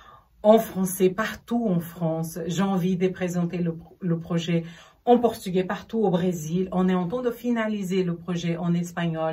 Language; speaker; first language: French; non-native, fluent; Portuguese